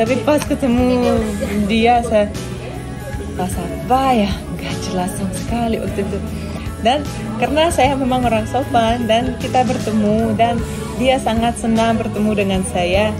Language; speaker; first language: Indonesian; non-native, fluent; Russian